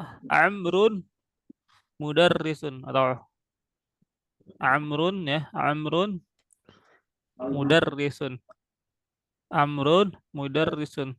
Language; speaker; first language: Arabic; non-native, fluent; Indonesian